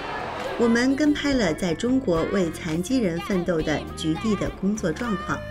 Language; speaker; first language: Chinese; native; Chinese